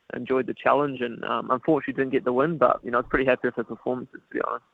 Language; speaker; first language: English; native; English